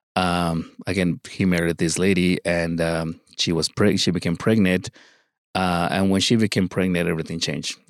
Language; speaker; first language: English; early bilingual, other home language; Spanish